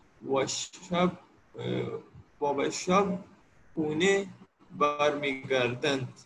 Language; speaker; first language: Persian; non-native, learner; Urdu